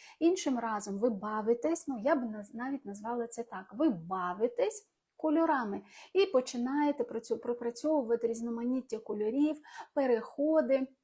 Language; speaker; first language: Ukrainian; non-native, local second language; Russian